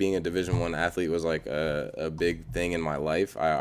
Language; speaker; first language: English; native; English